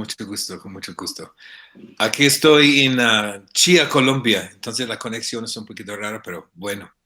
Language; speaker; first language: Spanish; non-native, fluent; English